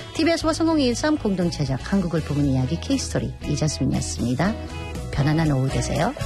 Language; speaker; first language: Korean; non-native, fluent; Turkish